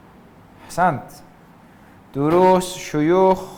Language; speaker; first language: Arabic; non-native, fluent; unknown